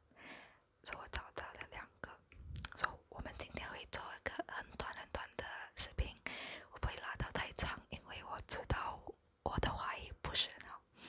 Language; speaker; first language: Chinese; non-native, local second language; English